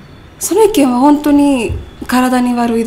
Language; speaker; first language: Japanese; non-native, learner; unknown